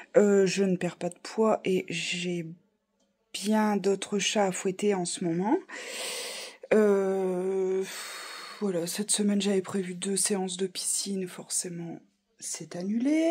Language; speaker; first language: French; native; French